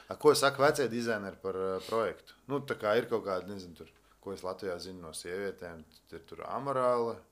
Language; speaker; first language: Latvian; native; Latvian